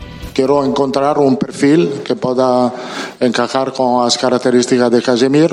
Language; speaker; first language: Spanish; non-native, fluent; Italian